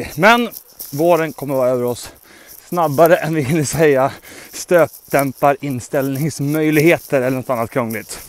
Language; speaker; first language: Swedish; native; Swedish